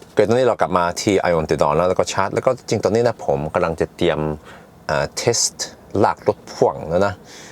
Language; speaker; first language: Thai; early bilingual, heritage; Thai